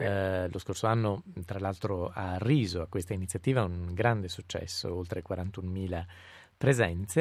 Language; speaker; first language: Italian; native; Italian